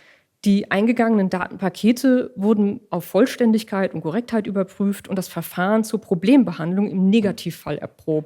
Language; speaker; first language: German; native; German